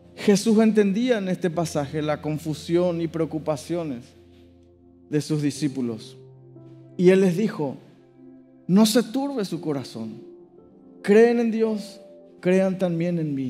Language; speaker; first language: Spanish; native; Spanish